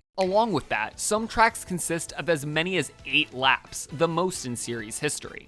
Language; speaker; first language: English; native; English